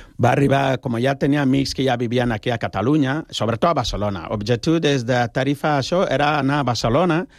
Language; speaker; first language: Catalan; non-native, fluent; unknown